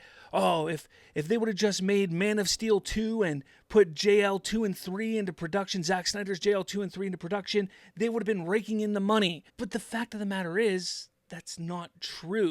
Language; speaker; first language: English; native; English